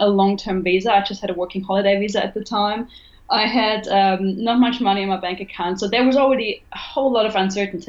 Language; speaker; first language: English; non-native, fluent; German